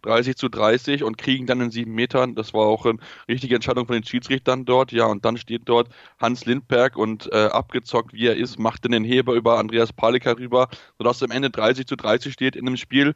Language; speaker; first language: German; native; German